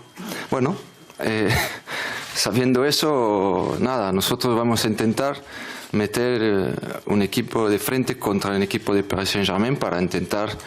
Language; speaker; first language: Spanish; non-native, fluent; French